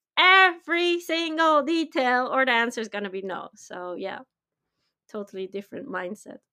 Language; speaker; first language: English; non-native, fluent; Dutch